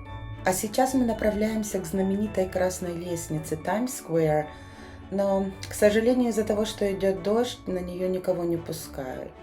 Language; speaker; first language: Russian; native; Russian